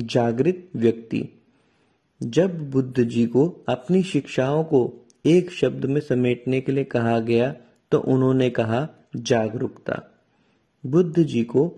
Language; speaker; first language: Hindi; native; Hindi